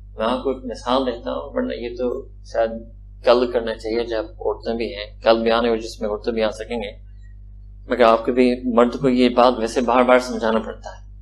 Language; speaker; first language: Urdu; early bilingual, heritage; Urdu